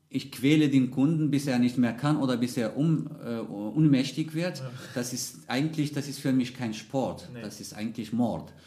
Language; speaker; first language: German; non-native, fluent; Arabic